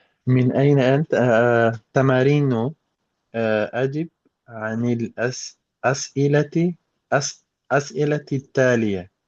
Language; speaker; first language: Arabic; non-native, learner; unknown